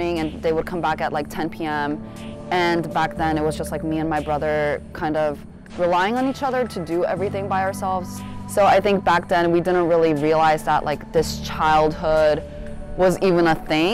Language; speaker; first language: English; early bilingual, other home language; Korean